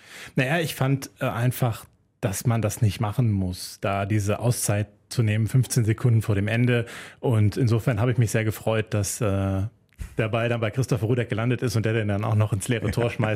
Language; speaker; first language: German; native; German